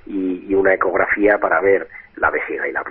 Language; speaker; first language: Spanish; native; Spanish